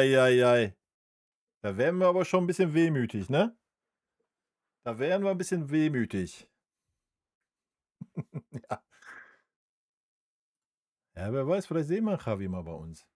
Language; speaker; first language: German; native; German